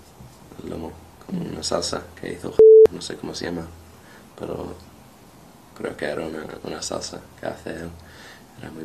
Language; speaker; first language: Spanish; non-native, fluent; English